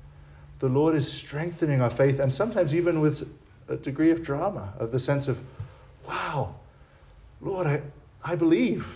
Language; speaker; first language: English; native; English